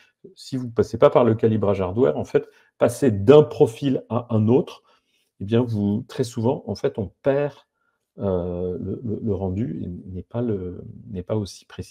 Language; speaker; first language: French; native; French